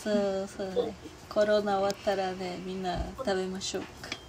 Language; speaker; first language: Japanese; non-native, learner; Portuguese